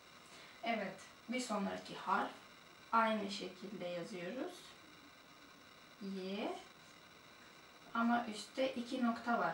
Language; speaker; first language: Turkish; non-native, fluent; Russian